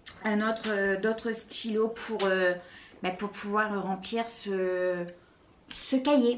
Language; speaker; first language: French; native; French